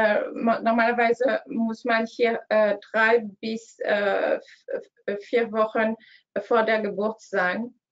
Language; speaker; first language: German; non-native, learner; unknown